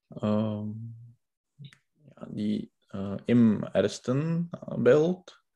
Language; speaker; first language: German; non-native, learner; Czech